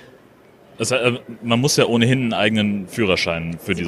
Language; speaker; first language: German; native; German